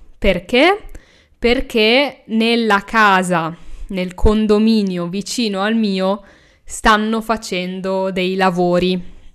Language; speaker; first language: Italian; native; Italian